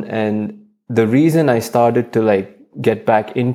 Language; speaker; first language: English; non-native, local second language; Hindi